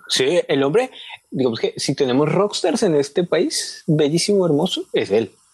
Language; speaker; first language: Spanish; native; Spanish